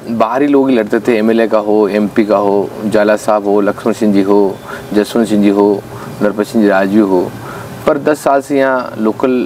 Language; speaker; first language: Hindi; native; Hindi